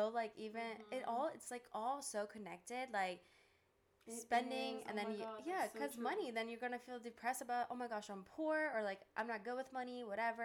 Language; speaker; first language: English; early bilingual, other home language; Greek